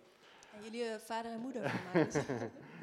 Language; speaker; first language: Dutch; non-native, fluent; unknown